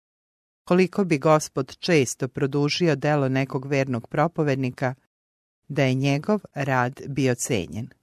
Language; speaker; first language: Serbian; native; Serbian